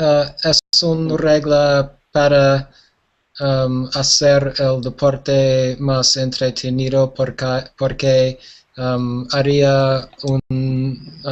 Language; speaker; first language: Spanish; non-native, learner; English